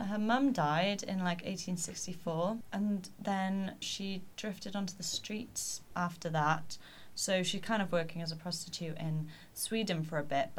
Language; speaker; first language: English; native; English